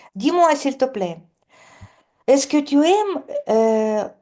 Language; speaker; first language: French; non-native, learner; Russian